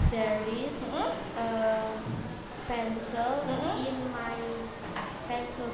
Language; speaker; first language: English; non-native, learner; Indonesian